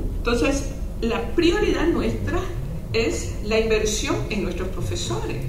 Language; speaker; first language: Spanish; non-native, local second language; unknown